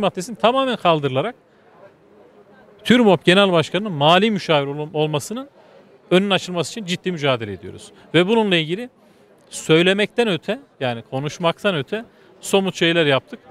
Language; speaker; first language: Turkish; native; Turkish